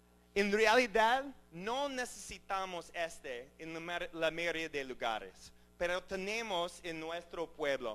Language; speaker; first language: Spanish; non-native, learner; English